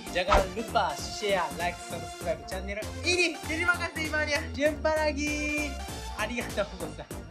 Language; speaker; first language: Malay; non-native, learner; Japanese